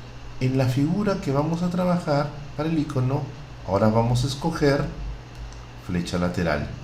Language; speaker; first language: Spanish; native; Spanish